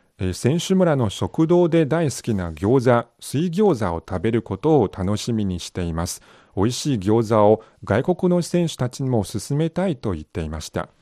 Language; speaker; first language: Japanese; non-native, fluent; Chinese